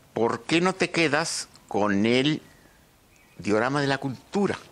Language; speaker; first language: Spanish; native; Spanish